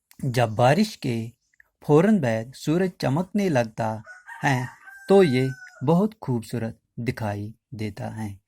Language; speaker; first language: Urdu; non-native, local second language; Kashmiri